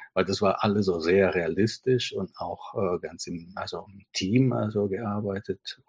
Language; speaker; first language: German; non-native, fluent; Italian